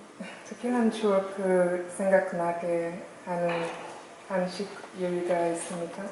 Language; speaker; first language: Korean; non-native, learner; English